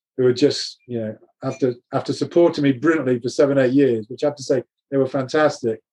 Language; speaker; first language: English; native; English